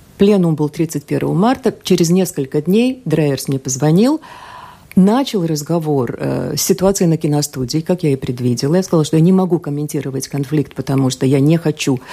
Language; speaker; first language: Russian; non-native, local second language; Latvian